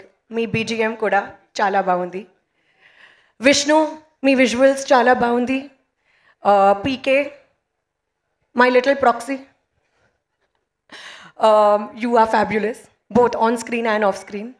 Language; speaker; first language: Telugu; non-native, local second language; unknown